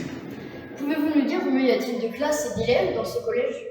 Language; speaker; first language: French; native; French